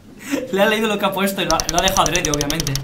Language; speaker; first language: Spanish; native; Spanish